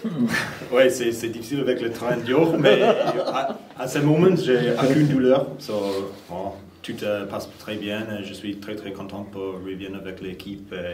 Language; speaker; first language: French; non-native, fluent; English